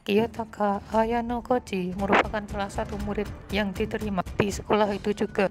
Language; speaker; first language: Indonesian; native; Indonesian